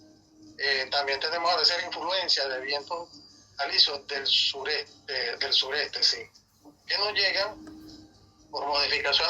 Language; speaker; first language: Spanish; native; Spanish